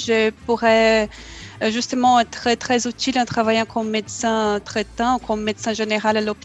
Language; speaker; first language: French; non-native, fluent; Portuguese